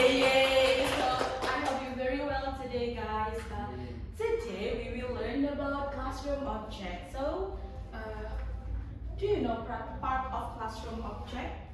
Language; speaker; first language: English; non-native, learner; Indonesian